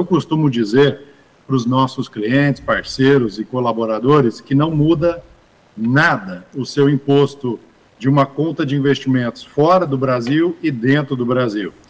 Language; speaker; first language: Portuguese; early bilingual, other home language; English